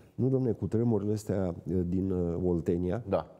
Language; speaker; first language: Romanian; native; Romanian